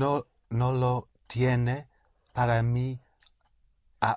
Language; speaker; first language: Spanish; non-native, learner; English